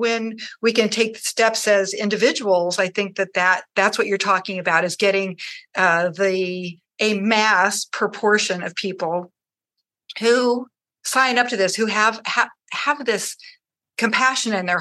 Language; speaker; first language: English; native; English